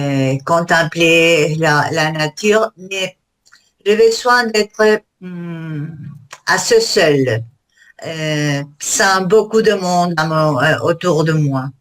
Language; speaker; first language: French; non-native, learner; Spanish